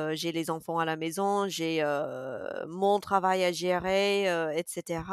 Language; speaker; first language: French; non-native, fluent; English